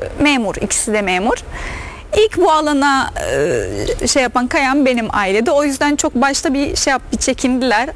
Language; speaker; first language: Turkish; non-native, fluent; Arabic